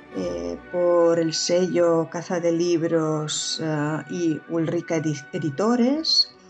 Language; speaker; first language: Spanish; non-native, fluent; Romanian